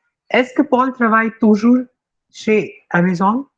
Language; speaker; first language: French; non-native, fluent; Hindi